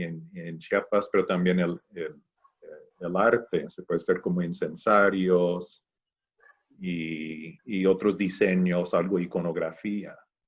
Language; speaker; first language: Spanish; non-native, fluent; English